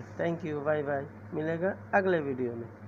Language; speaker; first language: Hindi; non-native, learner; Bangla